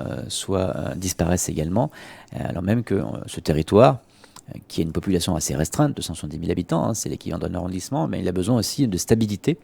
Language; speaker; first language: French; native; French